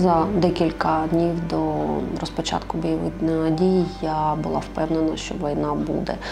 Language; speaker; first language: Ukrainian; non-native, local second language; Russian